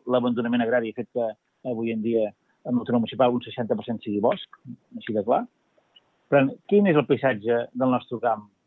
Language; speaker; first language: Catalan; native; Catalan